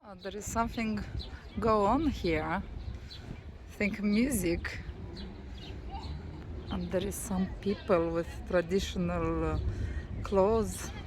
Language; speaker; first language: English; non-native, learner; Romanian